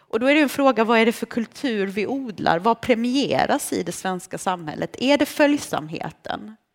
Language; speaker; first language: Swedish; early bilingual, other home language; Romanian